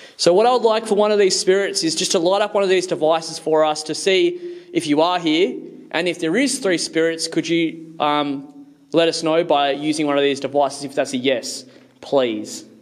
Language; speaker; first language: English; native; English